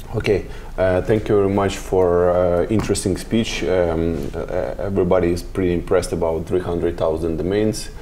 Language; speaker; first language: English; non-native, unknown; Russian